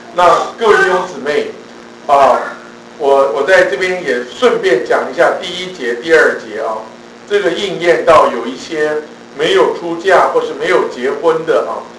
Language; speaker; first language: Chinese; native; Chinese